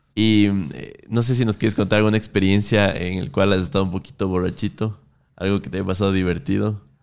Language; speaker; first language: Spanish; native; Spanish